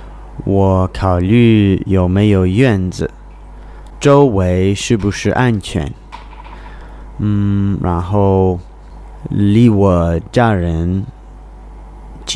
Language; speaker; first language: Chinese; non-native, learner; English